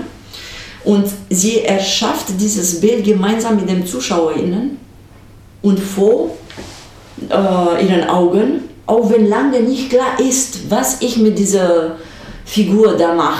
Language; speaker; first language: German; non-native, fluent; Romanian